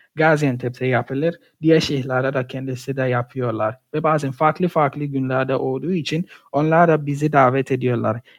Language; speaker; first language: Turkish; non-native, fluent; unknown